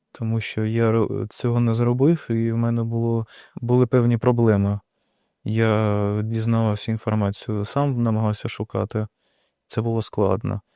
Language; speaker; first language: Ukrainian; non-native, local second language; Russian